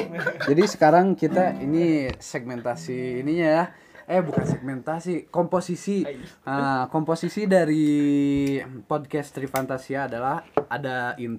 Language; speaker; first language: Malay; non-native, local second language; Sundanese